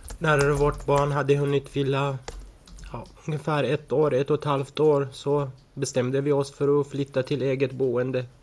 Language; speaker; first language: Swedish; early bilingual, other home language; Arabic